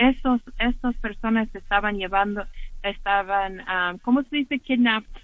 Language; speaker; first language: Spanish; early bilingual, heritage; English